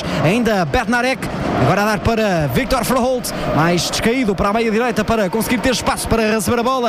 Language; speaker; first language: Portuguese; native; Portuguese